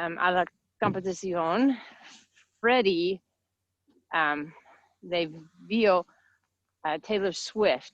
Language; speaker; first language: Spanish; non-native, learner; English